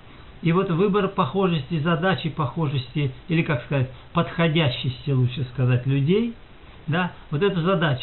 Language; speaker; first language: Russian; native; Russian